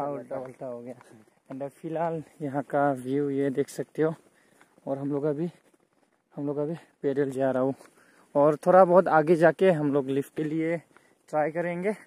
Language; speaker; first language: Hindi; non-native, local second language; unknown